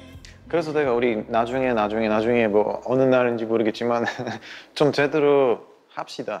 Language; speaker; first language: Korean; non-native, learner; Bulgarian